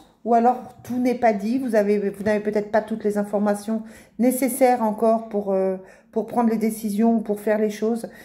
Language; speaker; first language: French; native; French